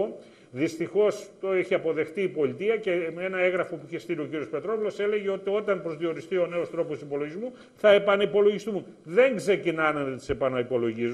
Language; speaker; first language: Greek; native; Greek